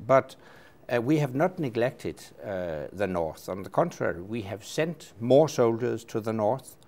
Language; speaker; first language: English; non-native, fluent; Danish